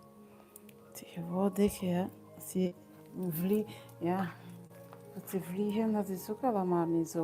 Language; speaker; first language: Dutch; non-native, fluent; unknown